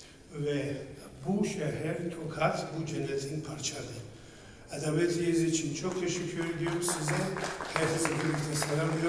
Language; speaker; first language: Turkish; non-native, learner; Georgian